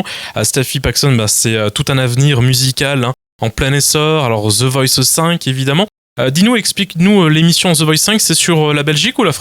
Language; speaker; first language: French; native; French